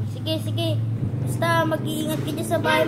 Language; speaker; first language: Filipino; native; Filipino